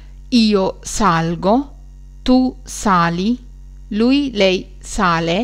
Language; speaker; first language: Italian; non-native, fluent; Sinhala